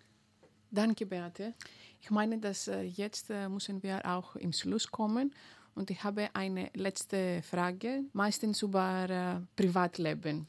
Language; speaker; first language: German; non-native, fluent; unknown